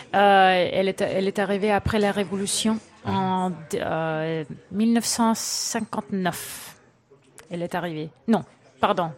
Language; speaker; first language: French; non-native, fluent; English